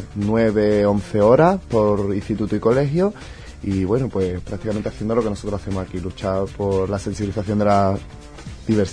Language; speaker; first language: Spanish; native; Spanish